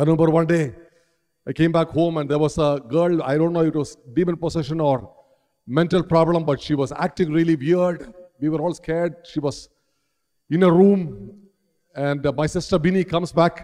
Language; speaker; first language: English; non-native, local second language; Malayalam